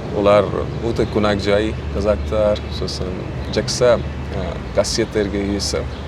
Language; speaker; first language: Kazakh; non-native, fluent; Urdu